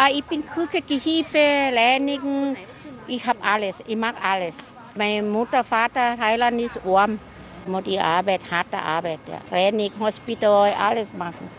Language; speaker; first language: German; non-native, learner; Thai